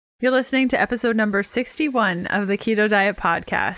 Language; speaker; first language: English; native; English